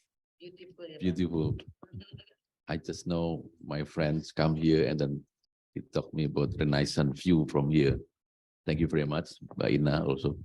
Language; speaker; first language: English; non-native, learner; Indonesian